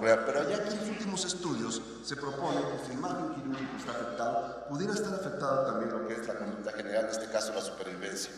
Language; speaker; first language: Spanish; native; Spanish